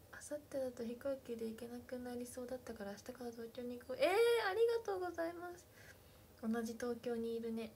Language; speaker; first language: Japanese; native; Japanese